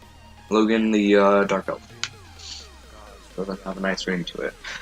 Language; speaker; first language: English; native; English